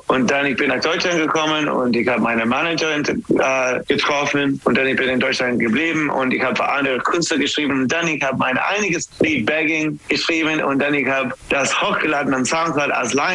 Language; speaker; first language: German; non-native, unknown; English